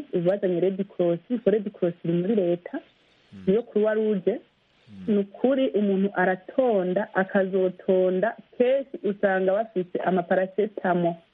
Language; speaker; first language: Rundi; native; Rundi